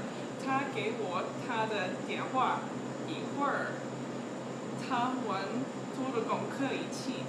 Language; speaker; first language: Chinese; non-native, learner; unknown